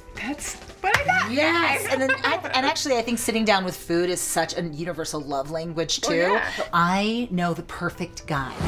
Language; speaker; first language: English; native; English